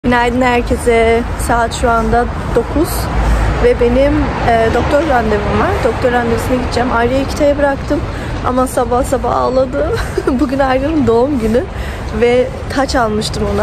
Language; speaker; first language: Turkish; early bilingual, heritage; Turkish